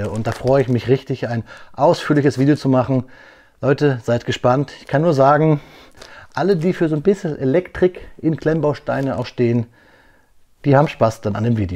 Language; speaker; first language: German; native; German